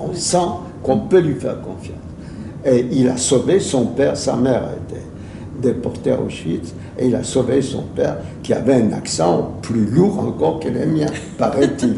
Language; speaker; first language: French; non-native, fluent; Yiddish